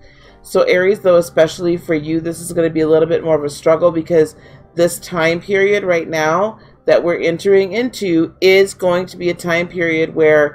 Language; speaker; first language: English; native; English